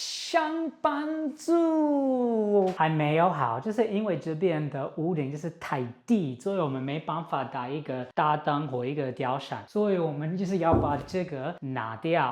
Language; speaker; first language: Chinese; non-native, fluent; English